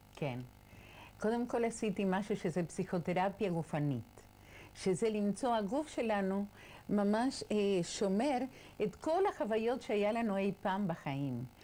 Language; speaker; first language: Hebrew; non-native, fluent; Spanish